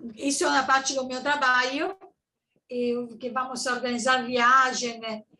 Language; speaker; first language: Portuguese; non-native, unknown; Italian